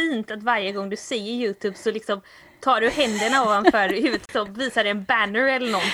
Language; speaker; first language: Swedish; native; Swedish